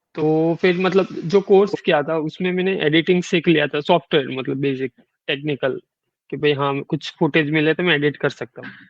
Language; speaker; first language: Hindi; non-native, local second language; Gujarati